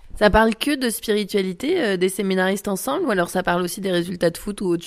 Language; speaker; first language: French; native; French